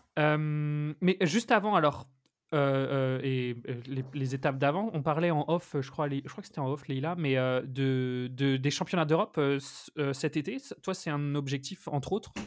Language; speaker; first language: French; native; French